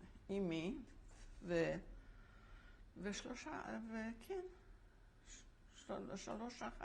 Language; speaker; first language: Hebrew; non-native, fluent; Polish